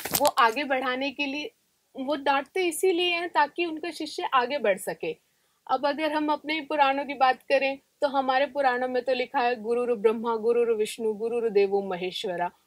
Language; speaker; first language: Hindi; native; Hindi